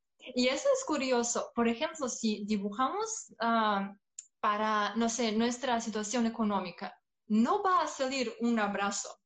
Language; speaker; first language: Spanish; non-native, fluent; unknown